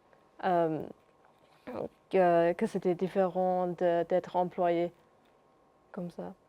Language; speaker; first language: French; non-native, local second language; Luxembourgish